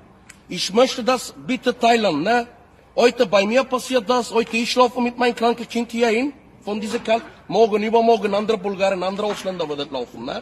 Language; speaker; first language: German; non-native, learner; Bulgarian